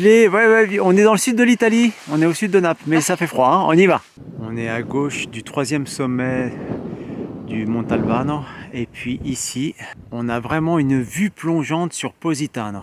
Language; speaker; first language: French; native; French